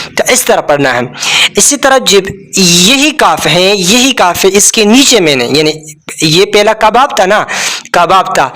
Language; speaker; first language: Urdu; non-native, local second language; Pashto